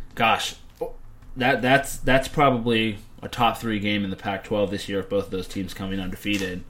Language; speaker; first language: English; native; English